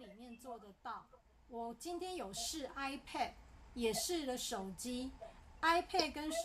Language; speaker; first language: Chinese; native; Chinese